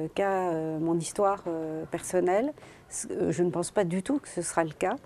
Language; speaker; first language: French; native; French